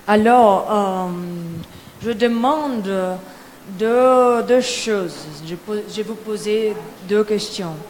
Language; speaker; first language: French; non-native, learner; Portuguese